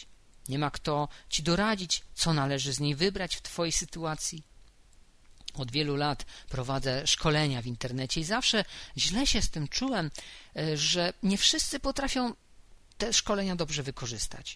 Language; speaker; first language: Polish; native; Polish